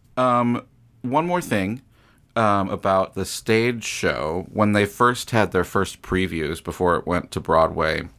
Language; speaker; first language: English; native; English